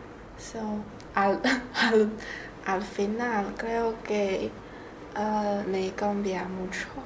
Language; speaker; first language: Spanish; non-native, learner; Chinese